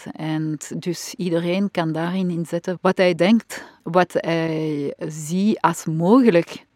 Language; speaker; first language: Dutch; non-native, local second language; French